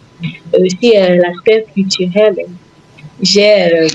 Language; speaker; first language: French; non-native, fluent; Igbo